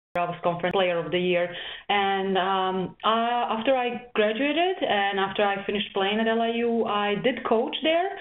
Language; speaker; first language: English; non-native, fluent; Serbian